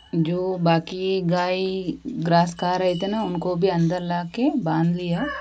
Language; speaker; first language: Hindi; non-native, local second language; Kannada